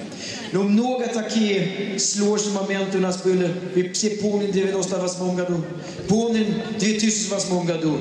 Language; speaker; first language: Russian; non-native, fluent; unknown